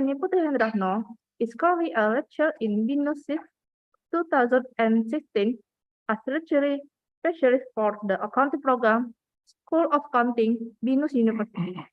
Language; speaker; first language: English; non-native, fluent; Indonesian